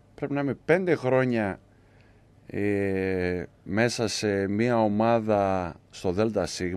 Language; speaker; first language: Greek; native; Greek